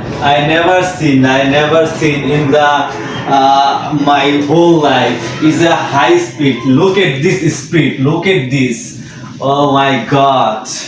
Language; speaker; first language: English; non-native, local second language; Bangla